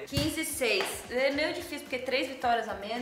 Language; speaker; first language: Portuguese; native; Portuguese